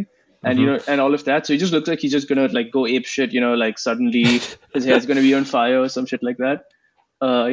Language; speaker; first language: English; non-native, local second language; Hindi